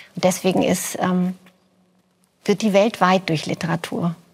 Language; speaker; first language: German; early bilingual, other home language; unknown